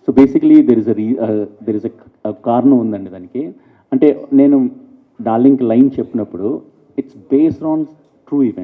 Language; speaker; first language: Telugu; early bilingual, heritage; English